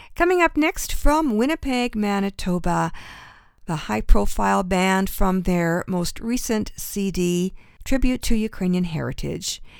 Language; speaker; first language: English; early bilingual, other home language; Ukrainian